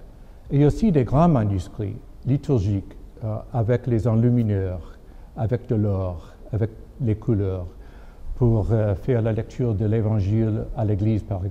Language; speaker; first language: French; non-native, fluent; English